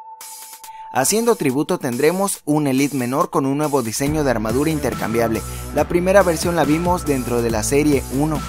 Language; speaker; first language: Spanish; native; Spanish